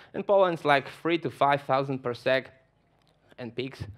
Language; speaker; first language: English; non-native, fluent; Polish